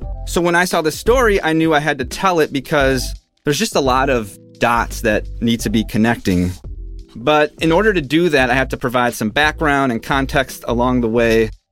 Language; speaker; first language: English; native; English